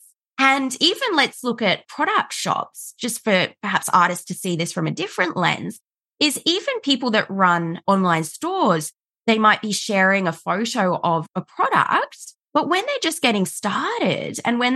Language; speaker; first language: English; native; English